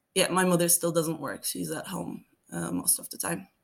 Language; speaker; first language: English; non-native, fluent; Turkish